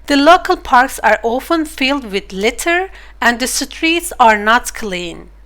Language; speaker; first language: English; non-native, fluent; Turkish